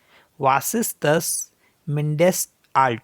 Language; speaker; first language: German; non-native, fluent; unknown